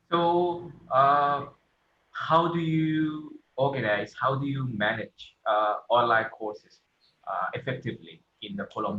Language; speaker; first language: English; non-native, fluent; Thai